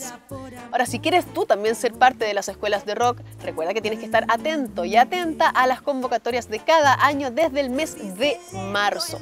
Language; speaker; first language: Spanish; native; Spanish